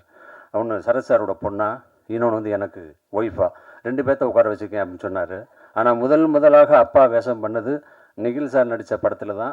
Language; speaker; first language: Tamil; native; Tamil